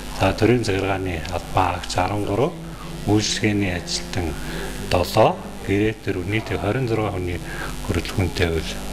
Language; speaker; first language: Mongolian; native; Mongolian